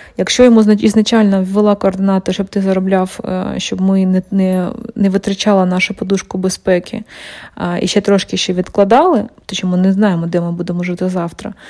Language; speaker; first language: Ukrainian; non-native, local second language; Russian